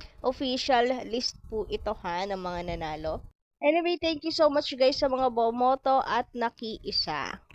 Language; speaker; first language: Filipino; non-native, local second language; Bikol